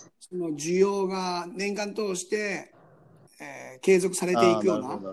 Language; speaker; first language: Japanese; native; Japanese